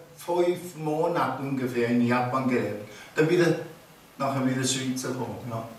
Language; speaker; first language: German; non-native, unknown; Japanese